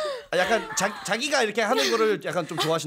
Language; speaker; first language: Korean; native; Korean